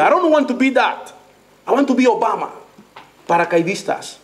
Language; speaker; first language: English; non-native, learner; Spanish